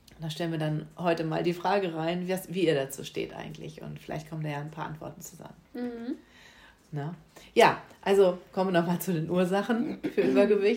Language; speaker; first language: German; native; German